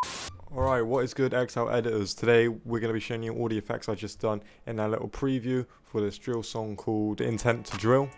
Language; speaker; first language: English; native; English